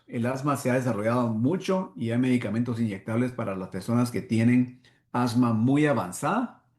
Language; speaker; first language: Spanish; native; Spanish